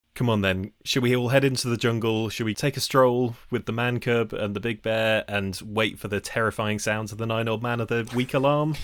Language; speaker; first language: English; native; English